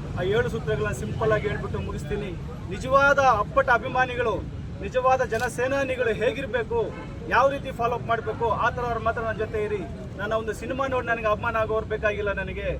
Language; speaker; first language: Kannada; non-native, local second language; Telugu